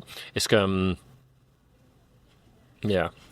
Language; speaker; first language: French; non-native, fluent; English